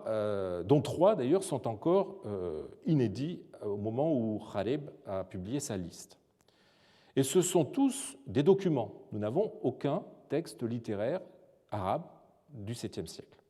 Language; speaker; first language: French; native; French